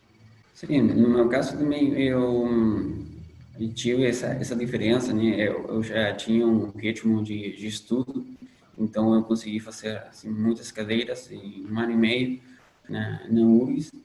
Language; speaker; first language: Portuguese; non-native, fluent; Spanish